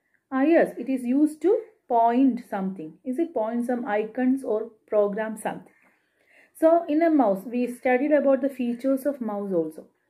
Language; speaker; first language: English; non-native, local second language; Malayalam